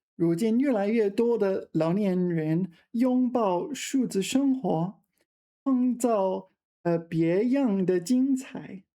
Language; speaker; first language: Chinese; non-native, fluent; English